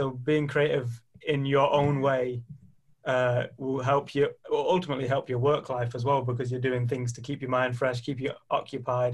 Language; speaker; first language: English; native; English